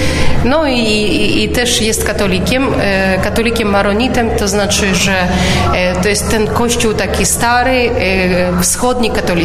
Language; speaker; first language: Polish; non-native, local second language; Ukrainian